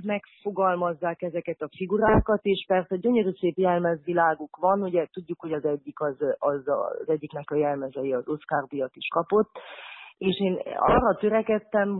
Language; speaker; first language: Hungarian; native; Hungarian